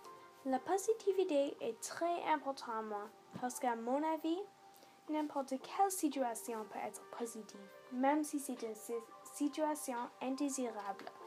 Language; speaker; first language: French; non-native, local second language; English